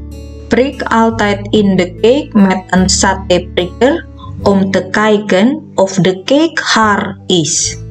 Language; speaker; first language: Dutch; non-native, fluent; Indonesian